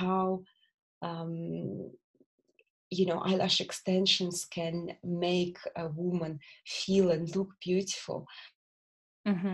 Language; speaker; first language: English; non-native, fluent; Russian